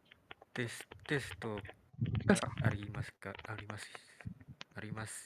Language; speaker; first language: Japanese; non-native, learner; Malay